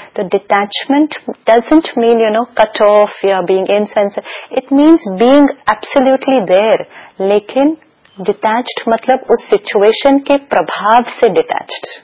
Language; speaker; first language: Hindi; native; Hindi